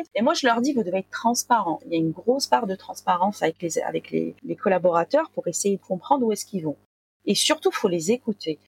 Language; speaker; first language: French; non-native, local second language; Arabic